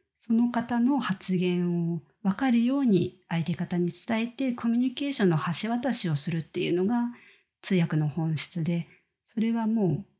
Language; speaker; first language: Japanese; native; Japanese